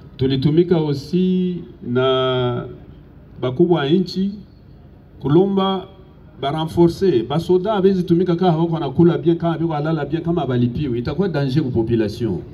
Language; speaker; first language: Swahili; native; Swahili